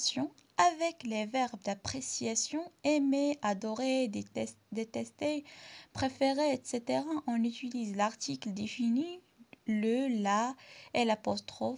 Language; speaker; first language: French; non-native, local second language; Arabic